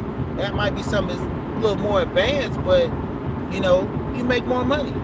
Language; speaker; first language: English; native; English